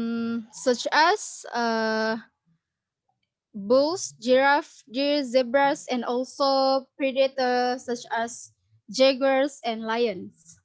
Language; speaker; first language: English; non-native, learner; Indonesian